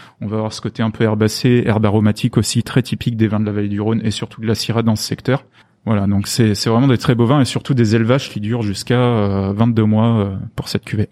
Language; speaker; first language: French; native; French